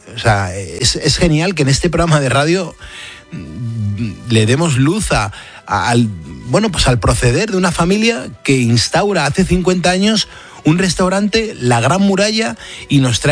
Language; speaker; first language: Spanish; native; Spanish